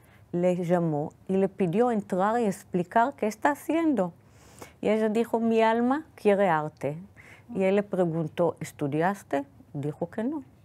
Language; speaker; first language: Spanish; non-native, fluent; Hebrew